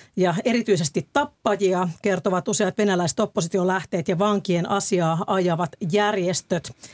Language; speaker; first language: Finnish; native; Finnish